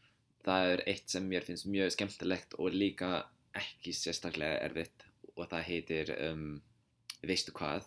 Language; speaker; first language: Icelandic; non-native, fluent; English